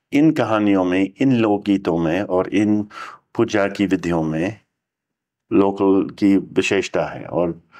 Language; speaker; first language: Hindi; non-native, fluent; English